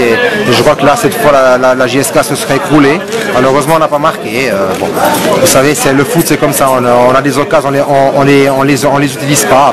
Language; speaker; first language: French; native; French